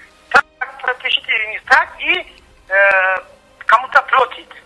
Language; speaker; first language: Russian; non-native, fluent; Tajik